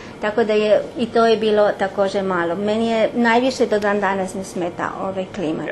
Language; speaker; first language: Serbian; non-native, fluent; Spanish